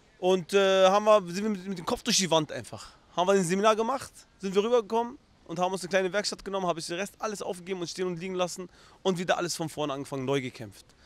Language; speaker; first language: German; early bilingual, other home language; Arabic